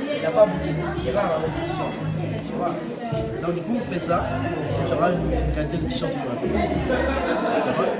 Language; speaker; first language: French; early bilingual, other home language; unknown